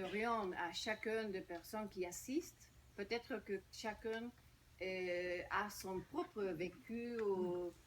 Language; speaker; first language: French; non-native, fluent; Spanish